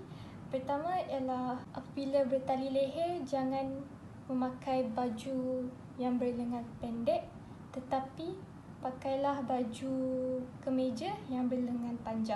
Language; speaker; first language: Malay; native; Malay